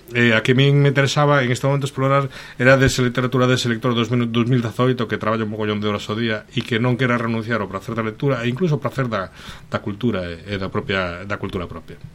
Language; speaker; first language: Galician; native; Galician